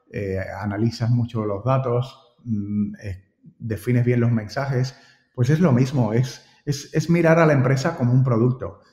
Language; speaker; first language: Spanish; native; Spanish